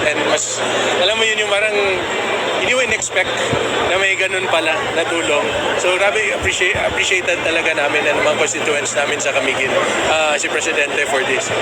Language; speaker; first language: Filipino; non-native, local second language; Cebuano